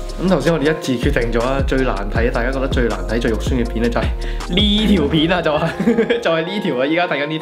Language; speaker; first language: Chinese; native; Chinese